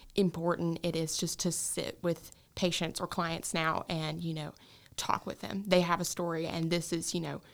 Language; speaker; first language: English; native; English